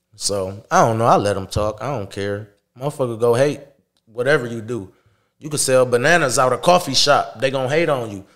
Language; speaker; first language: English; native; English